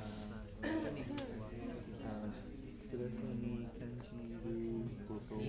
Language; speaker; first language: Japanese; non-native, learner; English